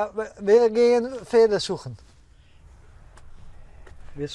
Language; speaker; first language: German; non-native, learner; Dutch